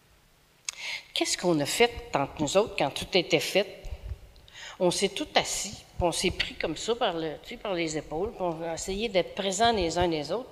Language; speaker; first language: French; native; French